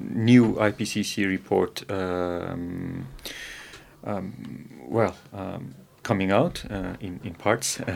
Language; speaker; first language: English; non-native, fluent; Turkish